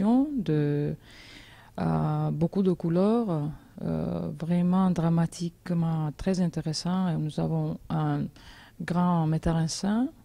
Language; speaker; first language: French; non-native, learner; Georgian